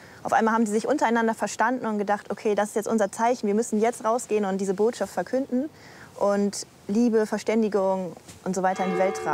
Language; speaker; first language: German; native; German